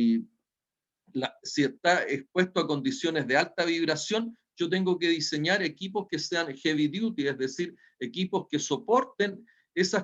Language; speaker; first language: Spanish; native; Spanish